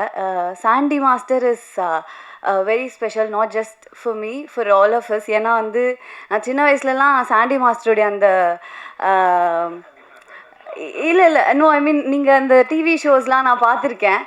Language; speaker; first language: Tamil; non-native, learner; Malayalam